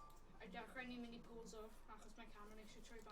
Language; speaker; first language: Welsh; non-native, local second language; English